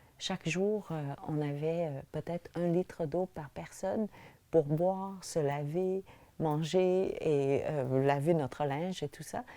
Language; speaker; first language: French; early bilingual, other home language; Vietnamese